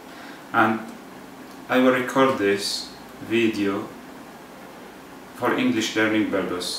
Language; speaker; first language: English; non-native, fluent; Arabic